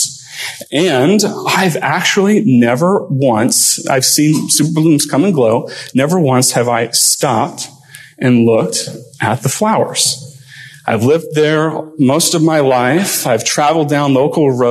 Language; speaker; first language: English; native; English